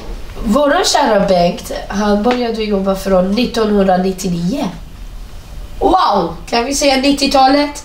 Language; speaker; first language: Swedish; non-native, fluent; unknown